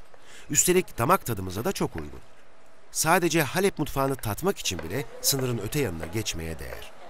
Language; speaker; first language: Turkish; native; Turkish